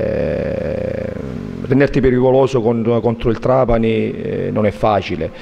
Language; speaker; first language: Italian; native; Italian